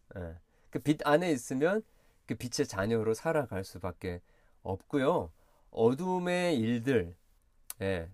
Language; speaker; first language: Korean; early bilingual, heritage; Korean